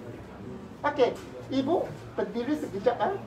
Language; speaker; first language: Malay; non-native, local second language; Cantonese